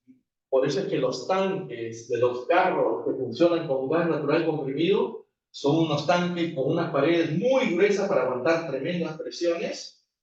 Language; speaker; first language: Spanish; native; Spanish